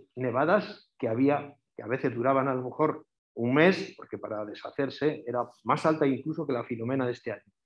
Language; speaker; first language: Spanish; native; Spanish